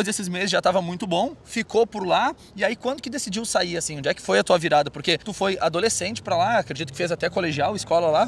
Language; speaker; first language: Portuguese; native; Portuguese